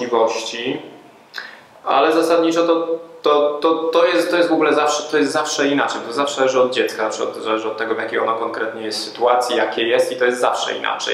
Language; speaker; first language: Polish; native; Polish